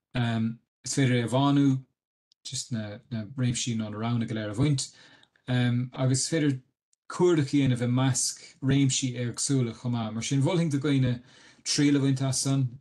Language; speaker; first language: Irish; native; Irish